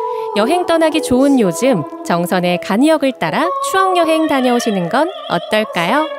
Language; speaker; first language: Korean; native; Korean